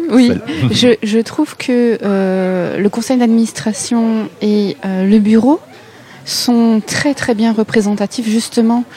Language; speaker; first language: French; native; French